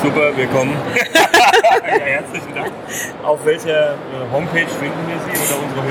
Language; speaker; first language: German; native; German